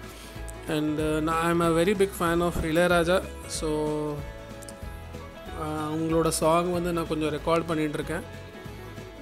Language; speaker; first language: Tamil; early bilingual, heritage; Tamil